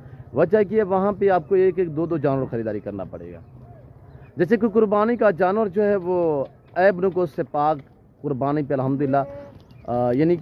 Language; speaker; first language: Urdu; non-native, local second language; Saraiki